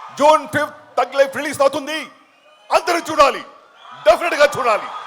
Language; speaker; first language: Telugu; non-native, local second language; Tamil